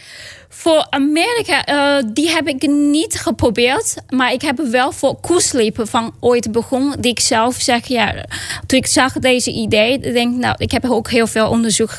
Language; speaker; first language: Dutch; non-native, learner; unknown